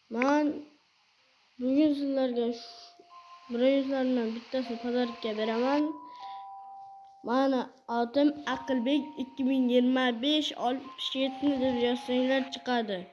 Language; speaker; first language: Uzbek; non-native, local second language; Kara-Kalpak